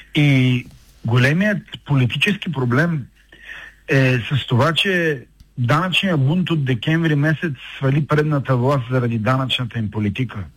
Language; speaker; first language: Bulgarian; native; Bulgarian